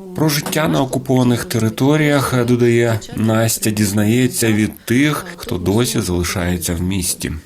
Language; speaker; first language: Ukrainian; native; Ukrainian